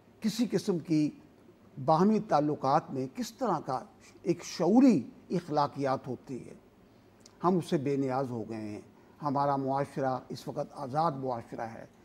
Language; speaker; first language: Urdu; native; Urdu